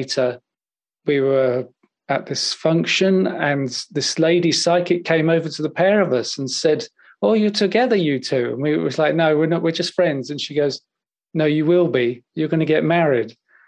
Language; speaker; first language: English; native; English